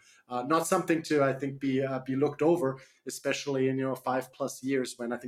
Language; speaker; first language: English; non-native, fluent; German